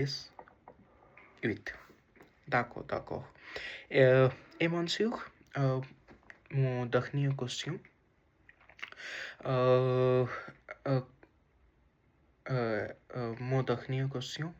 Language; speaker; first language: French; non-native, learner; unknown